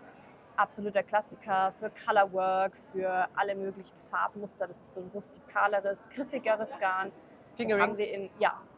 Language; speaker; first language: German; native; German